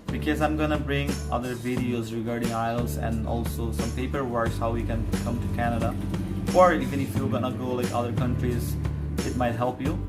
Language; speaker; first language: English; non-native, local second language; Bangla